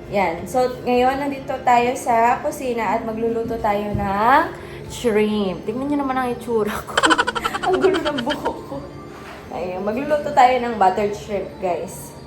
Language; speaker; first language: Filipino; non-native, local second language; Cebuano